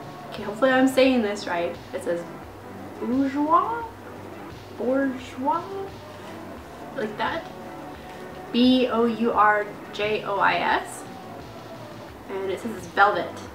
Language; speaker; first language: English; native; English